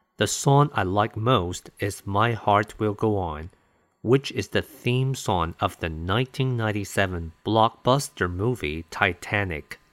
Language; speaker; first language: English; non-native, fluent; Chinese